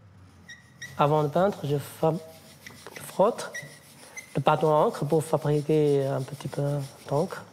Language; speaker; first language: French; non-native, fluent; Chinese